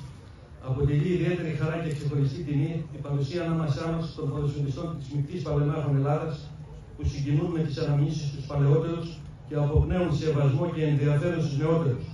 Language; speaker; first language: Greek; native; Greek